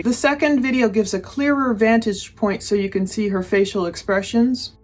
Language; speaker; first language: English; native; English